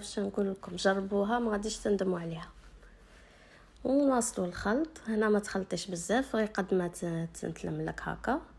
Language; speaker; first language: Arabic; native; Arabic